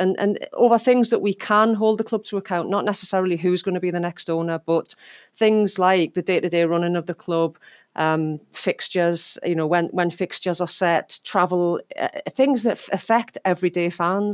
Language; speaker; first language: English; native; English